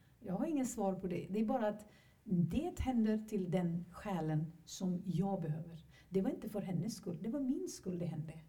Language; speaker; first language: Swedish; non-native, fluent; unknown